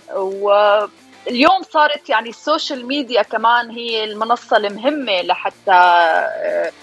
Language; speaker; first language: Arabic; native; Arabic